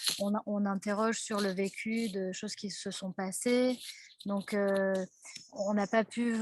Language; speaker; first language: French; native; French